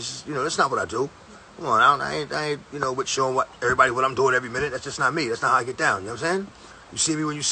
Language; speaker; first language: English; native; English